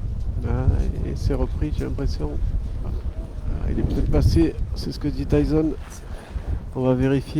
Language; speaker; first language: French; native; French